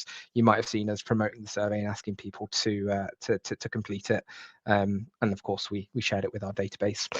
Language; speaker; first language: English; native; English